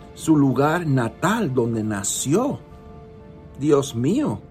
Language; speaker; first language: Spanish; early bilingual, heritage; Spanish